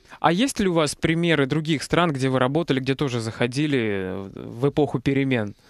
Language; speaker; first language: Russian; native; Russian